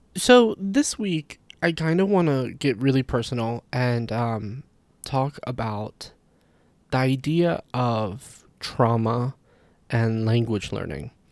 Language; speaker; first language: English; native; English